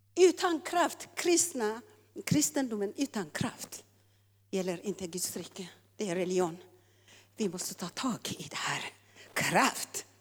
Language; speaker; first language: Swedish; non-native, fluent; Tigrinya